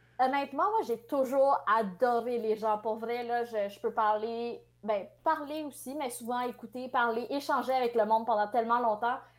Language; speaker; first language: French; early bilingual, other home language; Tamil